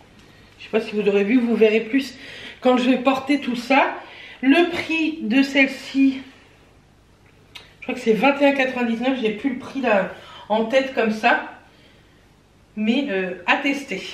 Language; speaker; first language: French; native; French